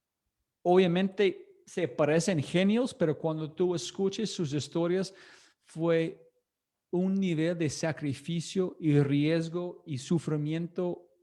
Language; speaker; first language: Spanish; non-native, fluent; English